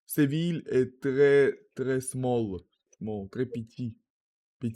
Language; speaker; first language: French; non-native, learner; Russian